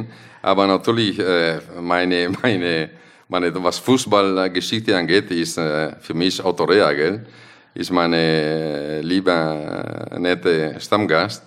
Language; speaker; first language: German; non-native, fluent; Italian